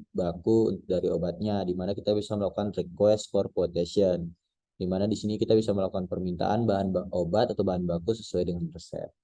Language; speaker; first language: Indonesian; native; Indonesian